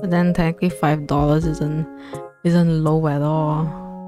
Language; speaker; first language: English; native; English